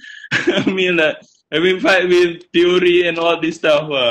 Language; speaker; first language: English; non-native, local second language; Malay